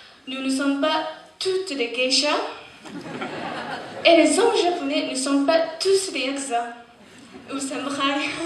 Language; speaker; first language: French; non-native, fluent; Japanese